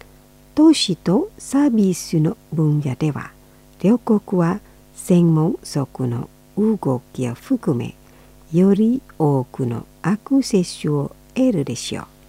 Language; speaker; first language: Japanese; non-native, fluent; Indonesian